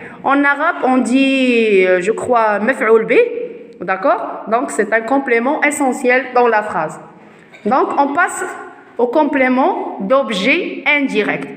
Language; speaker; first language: French; non-native, local second language; Arabic